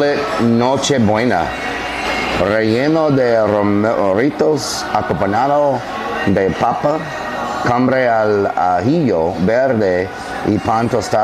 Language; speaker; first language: Spanish; non-native, learner; English